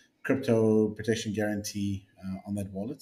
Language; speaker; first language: English; native; English